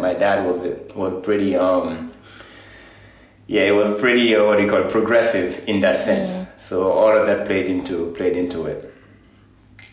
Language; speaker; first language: English; non-native, fluent; Fula